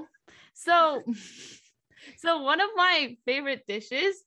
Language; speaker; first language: English; non-native, fluent; Vietnamese